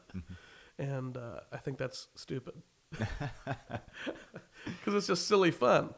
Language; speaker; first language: English; native; English